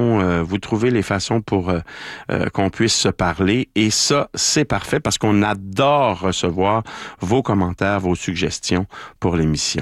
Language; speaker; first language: French; native; French